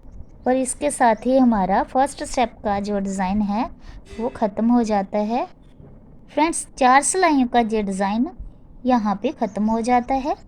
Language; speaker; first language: Hindi; non-native, local second language; Punjabi